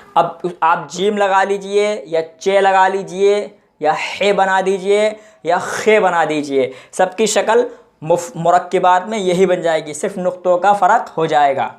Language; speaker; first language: Urdu; native; Urdu